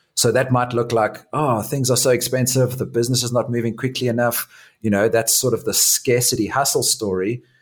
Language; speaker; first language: English; native; English